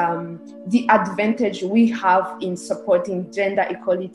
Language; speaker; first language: English; non-native, local second language; Kinyarwanda